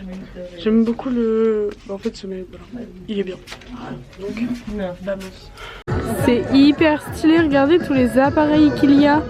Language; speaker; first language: French; native; French